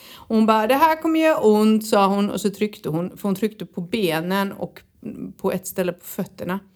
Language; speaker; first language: Swedish; native; Swedish